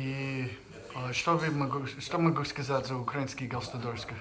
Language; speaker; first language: Russian; non-native, learner; English